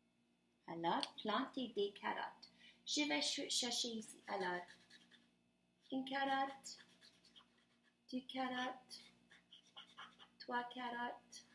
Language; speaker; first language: French; non-native, fluent; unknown